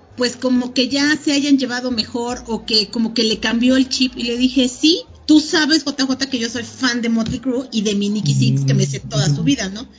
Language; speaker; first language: Spanish; native; Spanish